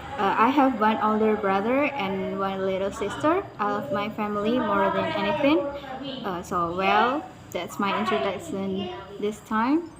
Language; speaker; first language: English; non-native, fluent; Indonesian